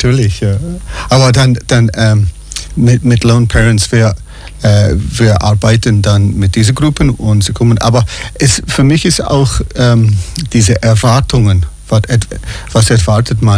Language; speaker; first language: German; non-native, fluent; English